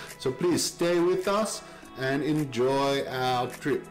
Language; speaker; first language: English; native; English